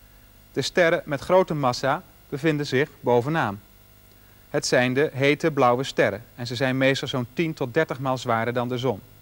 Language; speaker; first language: Dutch; native; Dutch